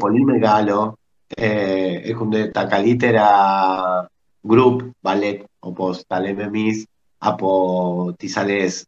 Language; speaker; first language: Greek; early bilingual, heritage; Spanish